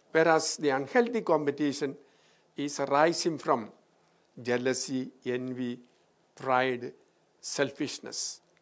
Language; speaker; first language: English; non-native, local second language; Malayalam